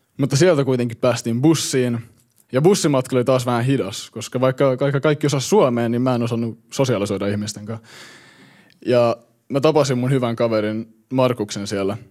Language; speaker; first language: Finnish; early bilingual, heritage; Finnish